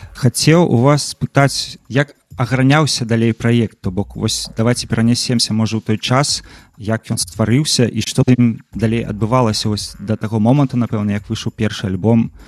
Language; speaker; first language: Belarusian; native; Belarusian